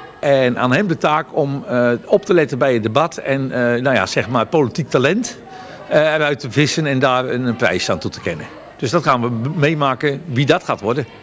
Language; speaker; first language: Dutch; native; Dutch